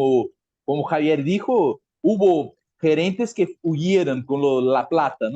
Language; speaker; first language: Spanish; non-native, fluent; Portuguese